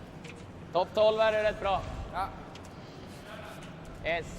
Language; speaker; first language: Swedish; native; Swedish